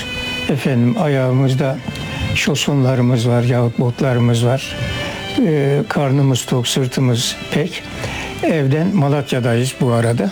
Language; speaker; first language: Turkish; native; Turkish